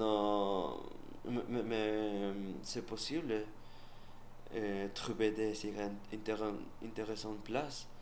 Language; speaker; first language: French; non-native, learner; Spanish